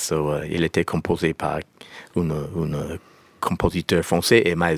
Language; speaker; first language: French; non-native, learner; English